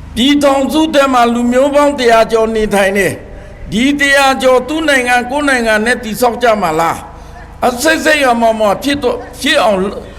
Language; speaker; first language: Burmese; non-native, local second language; Pa'o Karen